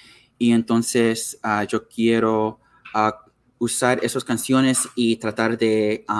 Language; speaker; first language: Spanish; non-native, learner; English